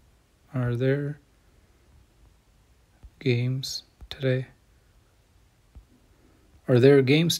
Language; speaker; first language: English; non-native, fluent; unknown